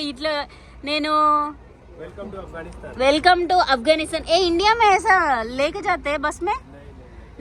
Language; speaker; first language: Hindi; non-native, local second language; Telugu